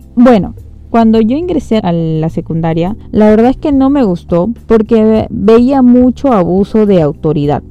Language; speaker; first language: Spanish; early bilingual, heritage; Spanish